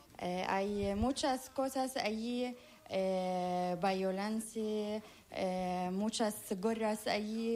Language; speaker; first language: Spanish; non-native, learner; Arabic